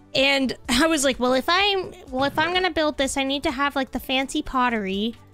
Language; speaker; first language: English; native; English